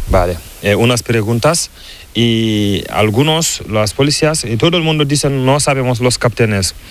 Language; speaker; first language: Spanish; non-native, learner; Fula